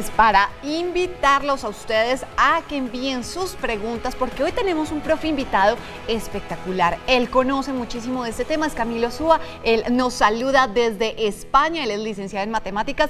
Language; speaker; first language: Spanish; native; Spanish